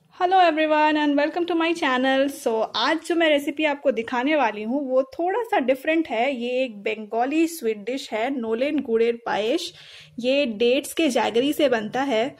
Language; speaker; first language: Hindi; non-native, local second language; Bangla